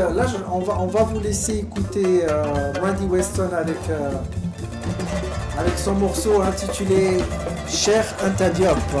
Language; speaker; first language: French; native; French